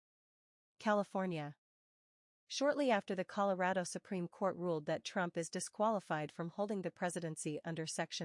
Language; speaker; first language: English; native; English